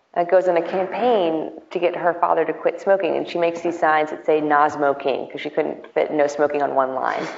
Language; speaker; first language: English; native; English